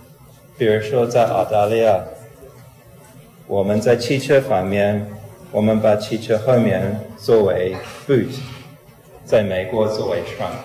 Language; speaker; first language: Chinese; non-native, fluent; English